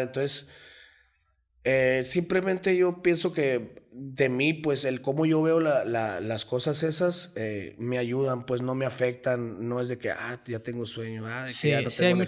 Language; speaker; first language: Spanish; native; Spanish